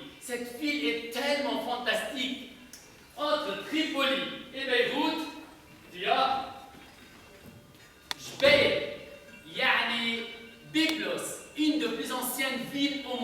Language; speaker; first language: French; non-native, local second language; Arabic